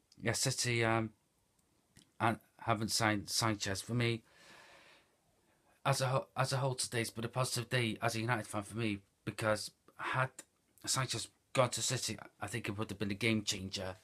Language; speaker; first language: English; native; English